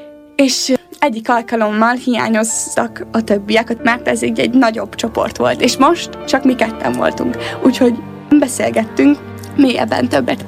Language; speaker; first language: Hungarian; native; Hungarian